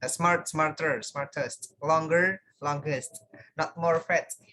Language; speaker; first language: English; non-native, fluent; Indonesian